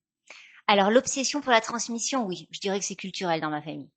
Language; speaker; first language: French; native; French